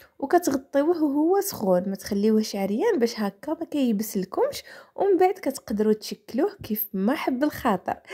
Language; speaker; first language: Arabic; native; Arabic